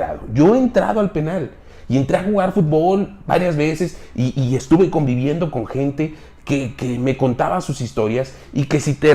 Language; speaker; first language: Spanish; native; Spanish